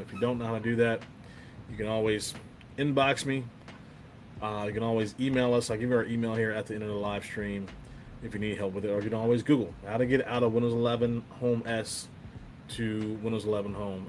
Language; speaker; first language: English; native; English